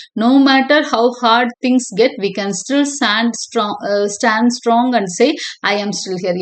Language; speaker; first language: English; non-native, local second language; Tamil